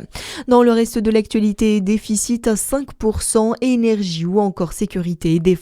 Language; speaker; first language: French; native; French